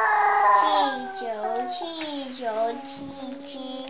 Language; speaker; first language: Chinese; early bilingual, heritage; Chinese